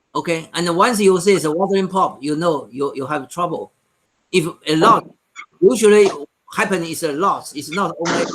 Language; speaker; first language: English; non-native, learner; Chinese